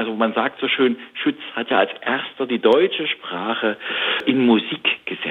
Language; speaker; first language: German; native; German